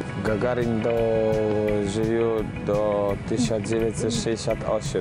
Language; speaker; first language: Russian; non-native, learner; Polish